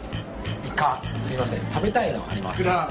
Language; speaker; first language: Japanese; non-native, learner; Chinese